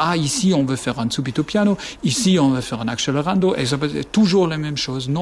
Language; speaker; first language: French; non-native, fluent; German